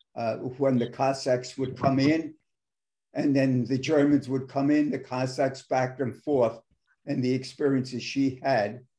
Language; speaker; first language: English; native; English